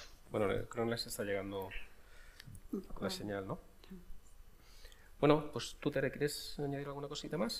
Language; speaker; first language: Spanish; native; Spanish